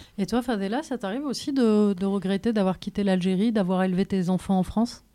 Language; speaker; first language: French; early bilingual, other home language; Kabyle